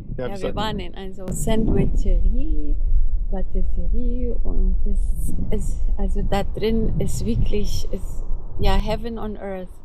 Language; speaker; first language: German; non-native, fluent; Arabic